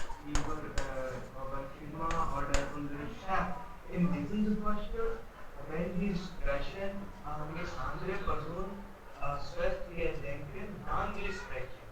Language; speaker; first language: German; non-native, learner; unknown